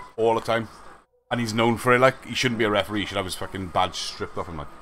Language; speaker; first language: English; native; English